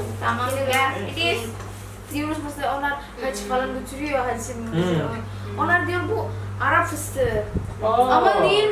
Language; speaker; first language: Turkish; non-native, learner; Indonesian